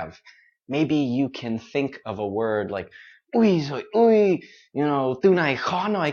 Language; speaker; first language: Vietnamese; non-native, fluent; English